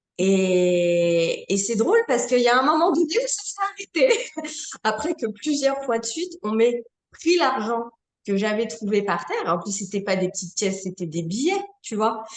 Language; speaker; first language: French; native; French